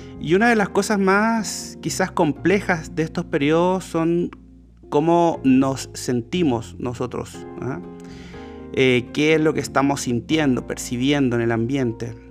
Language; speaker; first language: Spanish; native; Spanish